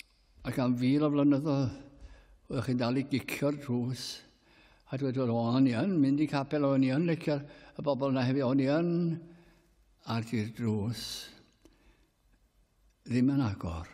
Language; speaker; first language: Welsh; native; Welsh